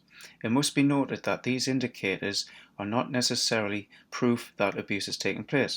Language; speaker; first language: English; native; English